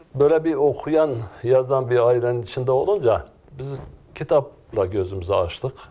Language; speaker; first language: Turkish; non-native, local second language; Kurdish